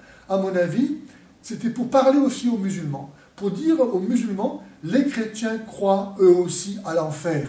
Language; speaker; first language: French; native; French